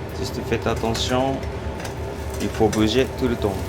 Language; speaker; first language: French; non-native, fluent; Japanese